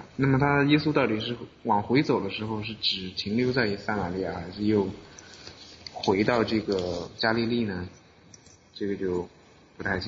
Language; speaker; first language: Chinese; native; Chinese